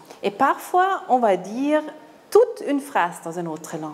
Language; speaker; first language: French; non-native, fluent; German